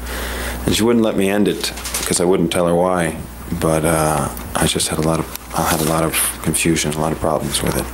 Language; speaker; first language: English; native; English